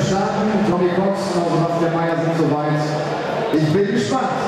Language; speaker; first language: German; native; German